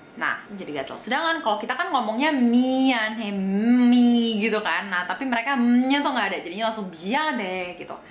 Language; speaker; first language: Indonesian; native; Indonesian